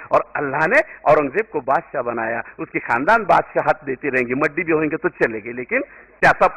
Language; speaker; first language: Hindi; non-native, local second language; Marathi